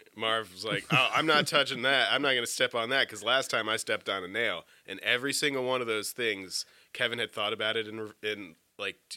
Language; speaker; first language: English; native; English